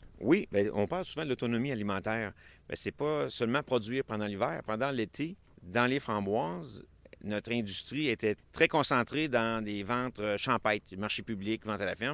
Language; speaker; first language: French; native; French